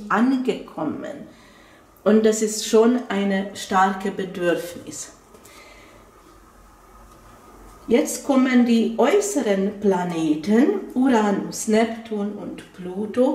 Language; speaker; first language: German; non-native, fluent; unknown